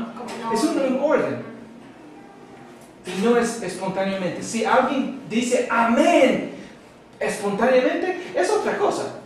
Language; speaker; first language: Spanish; non-native, fluent; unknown